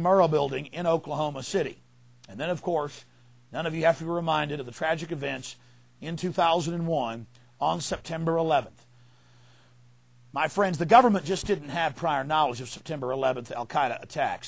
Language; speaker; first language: English; native; English